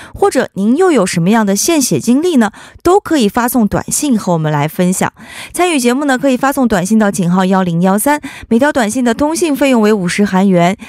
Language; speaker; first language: Chinese; native; Chinese